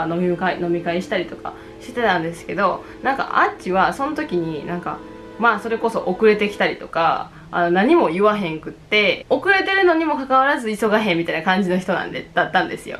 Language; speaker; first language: Japanese; native; Japanese